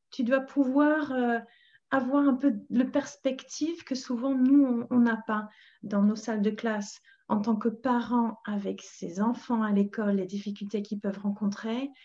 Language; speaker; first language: French; non-native, fluent; English